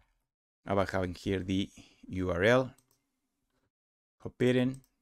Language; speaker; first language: German; non-native, learner; Spanish